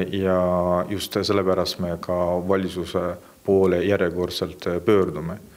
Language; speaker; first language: Estonian; native; Estonian